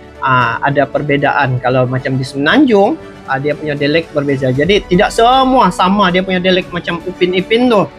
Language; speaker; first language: Malay; native; Malay